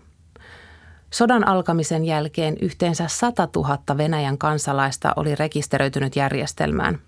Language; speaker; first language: Finnish; native; Finnish